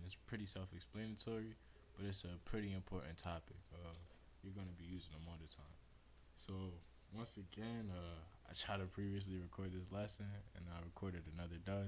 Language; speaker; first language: English; native; English